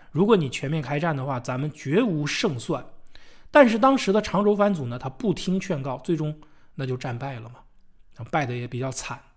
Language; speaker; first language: Chinese; native; Chinese